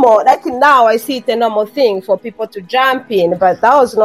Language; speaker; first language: English; non-native, local second language; Kinyarwanda